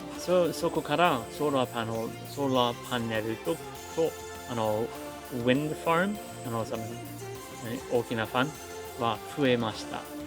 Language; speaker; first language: Japanese; non-native, learner; English